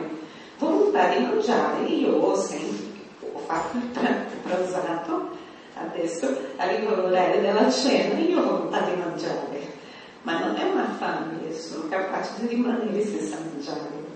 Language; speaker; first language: Italian; non-native, fluent; Portuguese